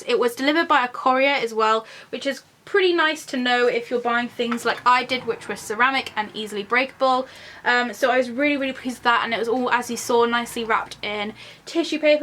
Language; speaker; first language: English; native; English